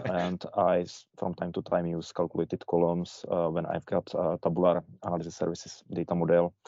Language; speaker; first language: English; non-native, fluent; Czech